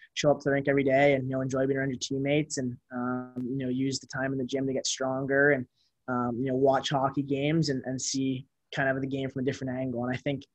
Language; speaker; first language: English; native; English